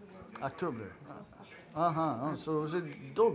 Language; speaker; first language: Russian; non-native, learner; English